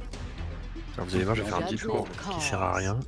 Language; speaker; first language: French; native; French